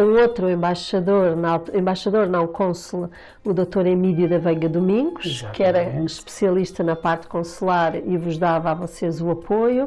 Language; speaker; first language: Portuguese; native; Portuguese